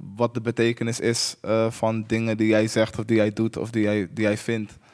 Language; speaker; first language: Dutch; native; Dutch